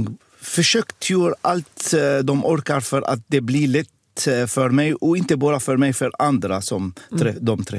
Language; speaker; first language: Swedish; non-native, local second language; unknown